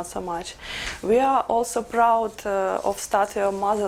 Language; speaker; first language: English; non-native, learner; Ukrainian